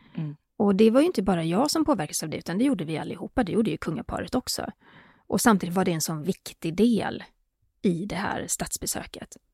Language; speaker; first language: Swedish; native; Swedish